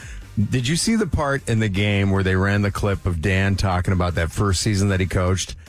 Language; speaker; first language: English; native; English